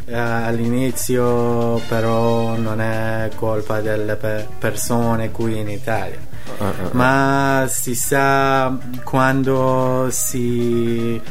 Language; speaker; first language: Italian; non-native, learner; Persian